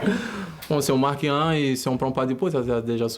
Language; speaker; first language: French; non-native, learner; Portuguese